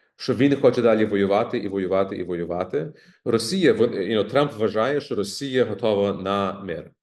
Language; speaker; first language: Ukrainian; early bilingual, heritage; Ukrainian